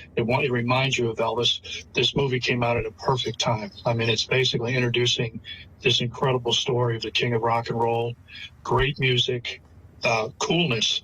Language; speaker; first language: English; native; English